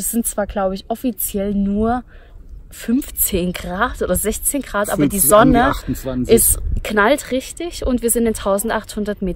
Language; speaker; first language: German; native; German